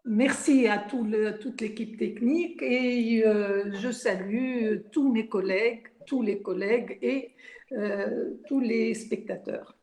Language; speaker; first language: French; non-native, local second language; Arabic